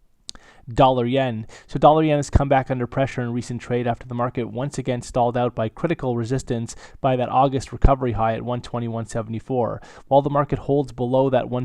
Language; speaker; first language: English; native; English